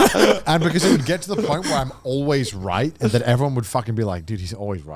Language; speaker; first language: English; native; English